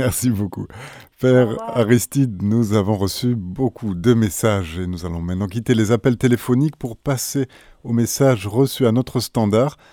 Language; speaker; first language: French; native; French